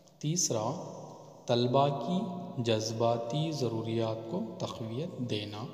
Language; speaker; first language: Urdu; native; Urdu